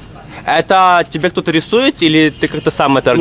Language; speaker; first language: Russian; non-native, local second language; Ukrainian